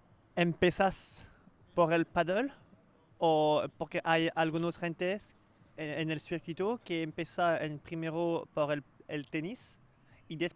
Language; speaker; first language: Spanish; non-native, learner; French